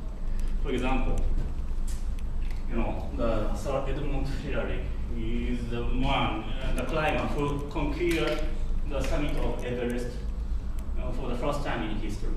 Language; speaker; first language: English; non-native, fluent; Japanese